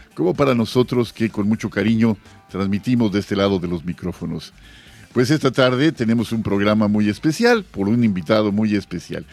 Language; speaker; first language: Spanish; native; Spanish